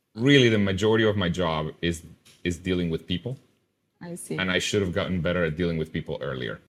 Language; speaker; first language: English; non-native, fluent; Spanish